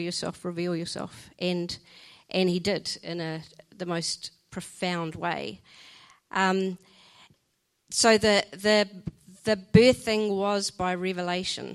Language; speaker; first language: English; native; English